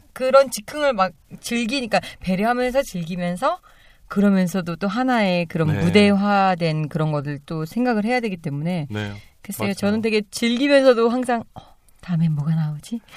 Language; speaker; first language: Korean; native; Korean